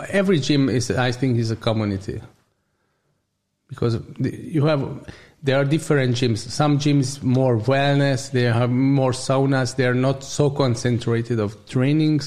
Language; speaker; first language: English; non-native, learner; Hungarian